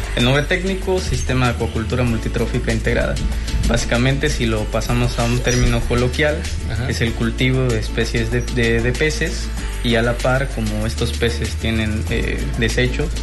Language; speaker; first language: Spanish; native; Spanish